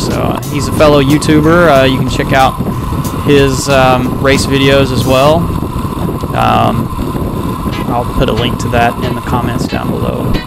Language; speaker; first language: English; native; English